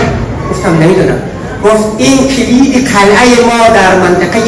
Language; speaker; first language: Persian; native; Persian